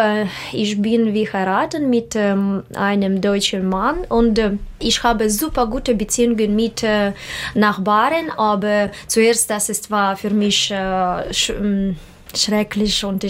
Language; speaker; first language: German; non-native, learner; Russian